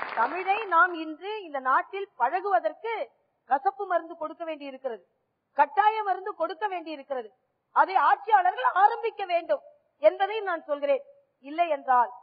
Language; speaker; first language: Tamil; native; Tamil